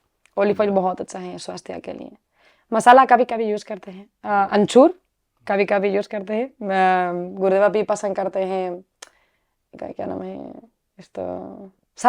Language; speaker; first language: Hindi; non-native, learner; Spanish